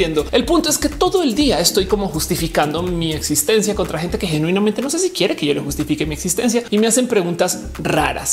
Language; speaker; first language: Spanish; native; Spanish